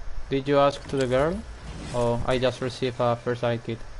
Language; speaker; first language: English; non-native, learner; Spanish